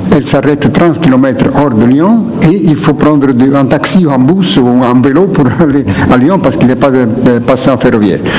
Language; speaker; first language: French; non-native, fluent; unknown